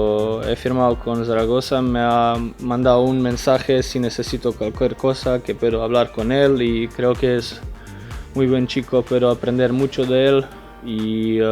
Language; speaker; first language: Spanish; non-native, fluent; Slovenian